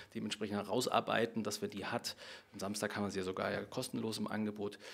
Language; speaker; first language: German; native; German